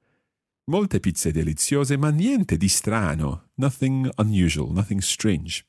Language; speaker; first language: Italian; non-native, fluent; English